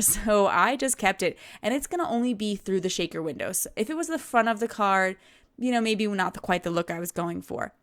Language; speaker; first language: English; native; English